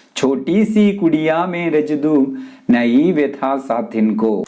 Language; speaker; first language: Hindi; non-native, local second language; Malayalam